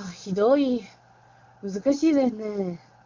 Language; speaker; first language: Japanese; non-native, learner; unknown